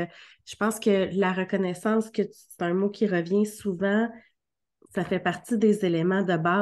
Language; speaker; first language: French; native; French